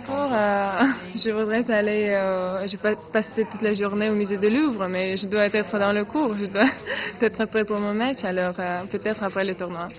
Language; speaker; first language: French; non-native, fluent; Russian